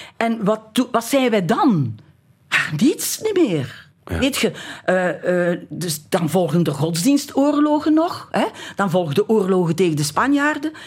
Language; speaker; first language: Dutch; native; Dutch